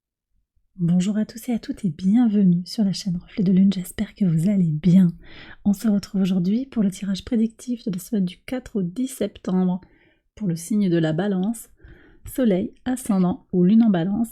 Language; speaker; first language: French; native; French